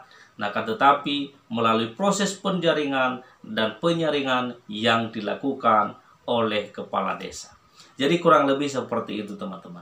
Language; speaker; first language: Indonesian; native; Indonesian